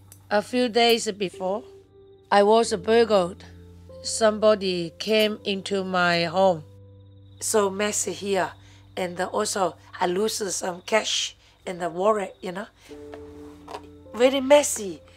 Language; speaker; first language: English; non-native, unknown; Chinese